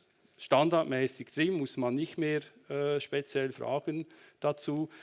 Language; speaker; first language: German; native; German